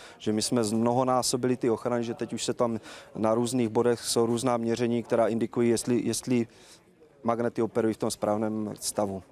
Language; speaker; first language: Czech; native; Czech